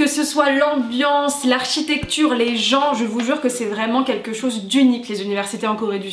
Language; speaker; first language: French; native; French